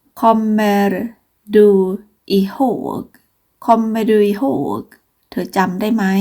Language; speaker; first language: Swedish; non-native, fluent; Thai